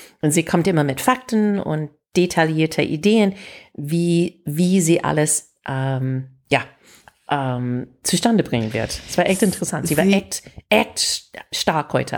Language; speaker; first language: German; non-native, fluent; English